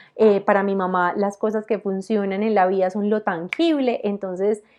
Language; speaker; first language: Spanish; native; Spanish